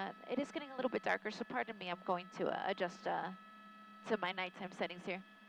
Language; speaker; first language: English; early bilingual, other home language; Spanish